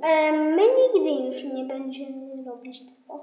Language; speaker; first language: Polish; early bilingual, heritage; Polish